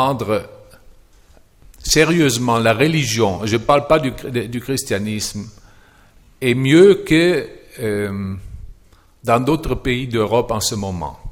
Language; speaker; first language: French; non-native, fluent; German